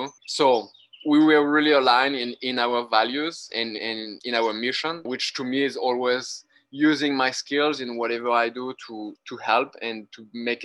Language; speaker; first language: English; non-native, fluent; French